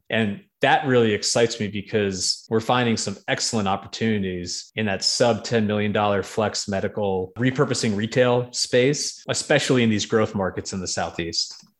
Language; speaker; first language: English; native; English